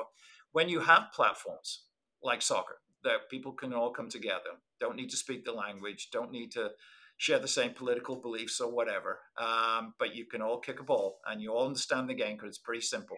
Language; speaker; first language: English; native; English